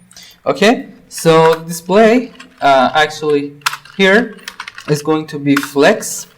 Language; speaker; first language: English; non-native, fluent; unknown